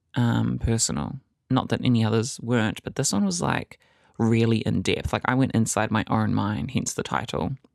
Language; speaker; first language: English; native; English